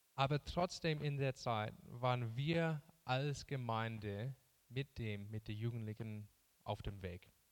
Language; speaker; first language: German; non-native, fluent; English